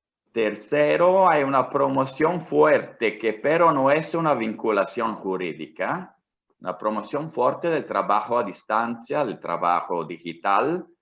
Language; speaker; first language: Spanish; non-native, fluent; Italian